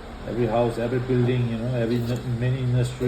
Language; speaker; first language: English; non-native, fluent; Nepali